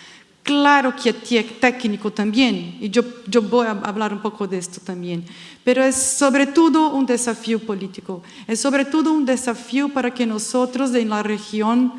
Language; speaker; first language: Spanish; non-native, fluent; Portuguese